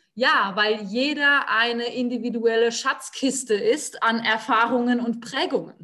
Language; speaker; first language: German; native; German